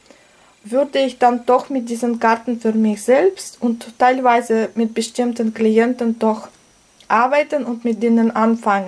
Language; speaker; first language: German; non-native, fluent; Russian